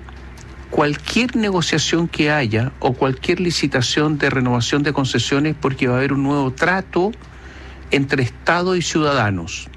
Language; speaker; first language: Spanish; native; Spanish